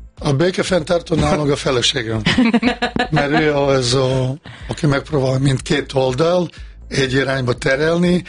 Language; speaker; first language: Hungarian; non-native, fluent; Bosnian